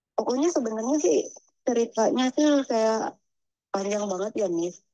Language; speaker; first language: Indonesian; native; Indonesian